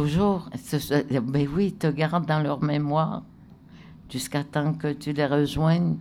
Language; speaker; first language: French; non-native, local second language; Innu-aimun